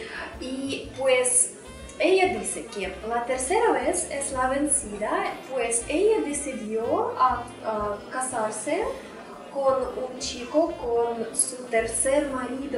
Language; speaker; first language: Spanish; non-native, fluent; Russian